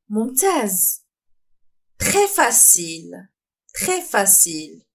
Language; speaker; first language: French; non-native, fluent; Arabic